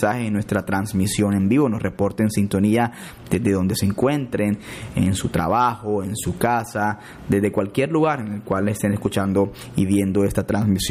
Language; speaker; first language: Spanish; non-native, local second language; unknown